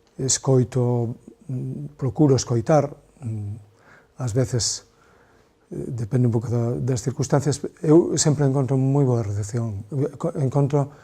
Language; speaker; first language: Galician; native; Galician